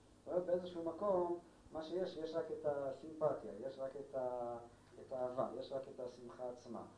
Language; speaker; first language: Hebrew; non-native, fluent; Spanish